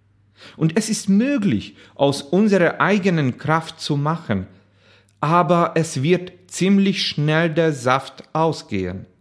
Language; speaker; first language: German; non-native, fluent; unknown